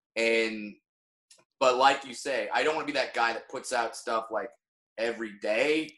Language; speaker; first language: English; native; English